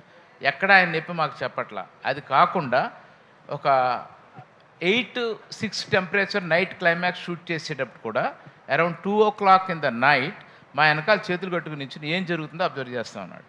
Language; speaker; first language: Telugu; native; Telugu